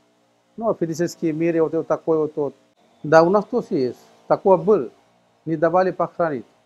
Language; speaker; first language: Russian; non-native, learner; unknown